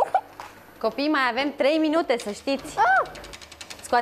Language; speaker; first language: Romanian; native; Romanian